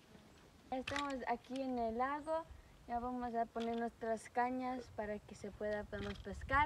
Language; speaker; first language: Spanish; early bilingual, heritage; Spanish